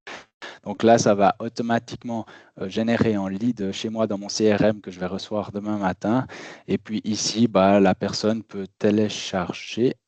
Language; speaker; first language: French; native; French